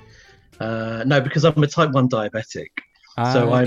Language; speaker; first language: English; native; English